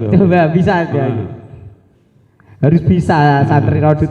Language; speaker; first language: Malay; non-native, local second language; Javanese